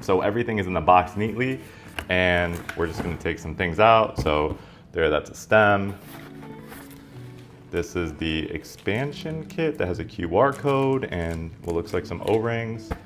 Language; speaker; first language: English; native; English